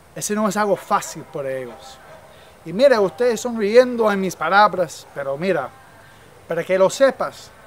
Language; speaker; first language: Spanish; non-native, fluent; English